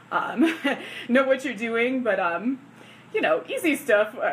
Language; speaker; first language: English; native; English